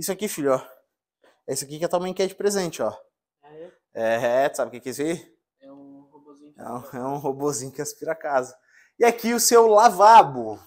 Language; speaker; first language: Portuguese; native; Portuguese